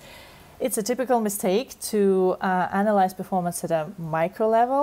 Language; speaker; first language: English; non-native, fluent; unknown